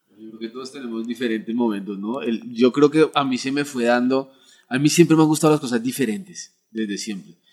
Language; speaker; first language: Spanish; native; Spanish